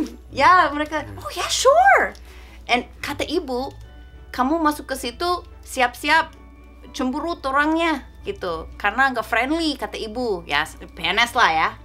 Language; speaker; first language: Indonesian; non-native, fluent; English